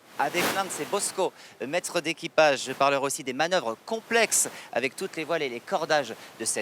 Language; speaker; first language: French; native; French